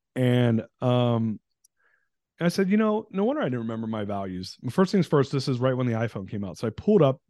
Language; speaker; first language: English; native; English